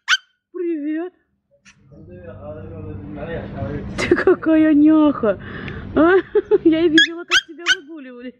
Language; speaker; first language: Russian; native; Russian